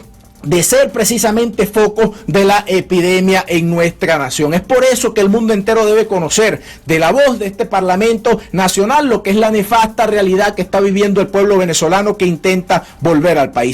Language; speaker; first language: Spanish; native; Spanish